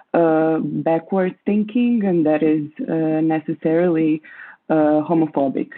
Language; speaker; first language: English; non-native, fluent; Croatian